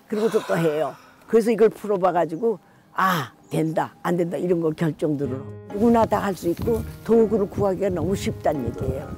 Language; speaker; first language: Korean; native; Korean